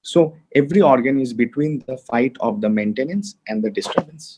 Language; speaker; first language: English; non-native, local second language; Hindi